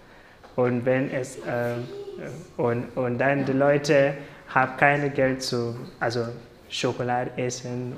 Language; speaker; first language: German; non-native, learner; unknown